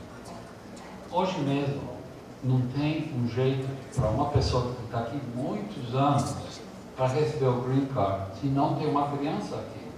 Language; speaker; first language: Portuguese; early bilingual, heritage; Portuguese